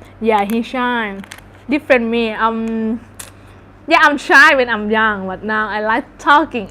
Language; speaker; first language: English; non-native, learner; Thai